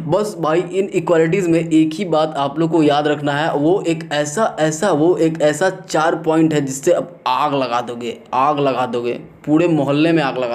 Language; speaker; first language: Hindi; native; Hindi